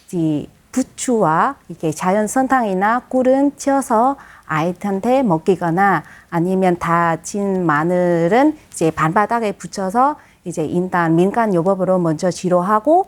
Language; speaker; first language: Korean; non-native, fluent; Vietnamese